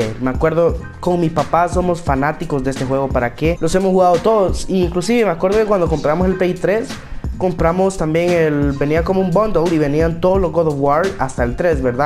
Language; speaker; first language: Spanish; native; Spanish